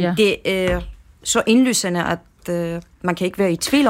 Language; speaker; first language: Danish; non-native, fluent; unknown